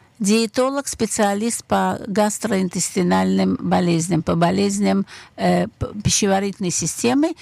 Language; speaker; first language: Russian; native; Russian